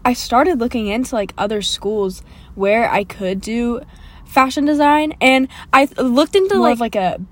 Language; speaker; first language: English; native; English